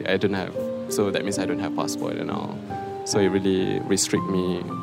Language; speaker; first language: English; non-native, local second language; Malay